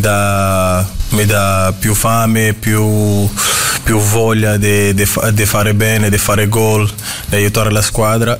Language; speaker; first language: Italian; non-native, fluent; Portuguese